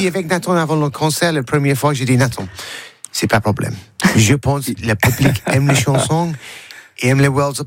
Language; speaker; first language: French; non-native, learner; English